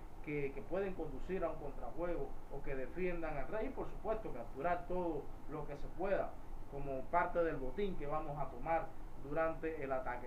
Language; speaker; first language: Spanish; native; Spanish